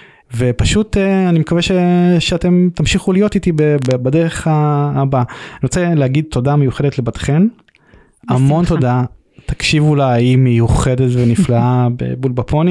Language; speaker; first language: Hebrew; native; Hebrew